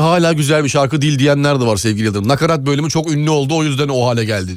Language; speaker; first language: Turkish; native; Turkish